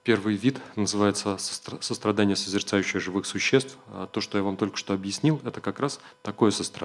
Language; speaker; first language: Russian; native; Russian